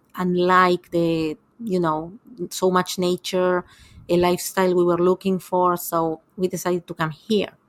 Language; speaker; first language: English; non-native, fluent; Spanish